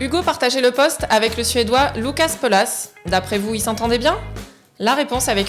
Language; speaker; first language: French; native; French